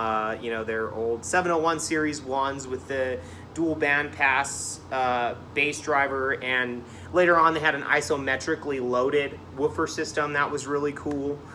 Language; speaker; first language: English; native; English